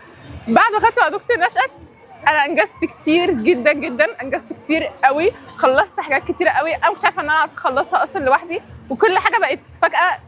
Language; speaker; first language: Arabic; native; Arabic